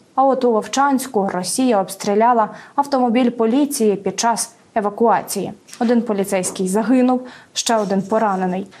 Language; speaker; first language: Ukrainian; native; Ukrainian